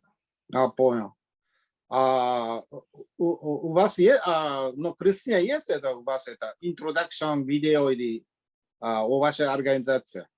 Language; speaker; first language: Russian; non-native, learner; Japanese